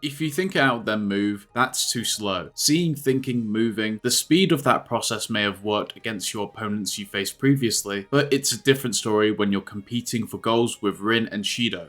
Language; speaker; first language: English; native; English